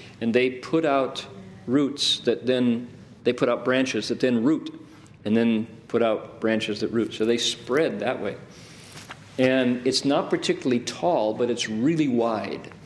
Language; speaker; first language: English; native; English